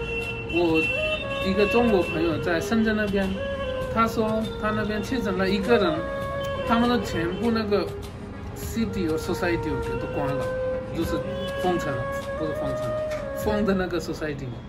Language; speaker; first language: Chinese; non-native, fluent; Hindi